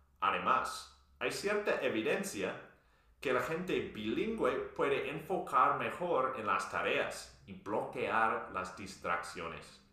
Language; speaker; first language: Spanish; non-native, fluent; English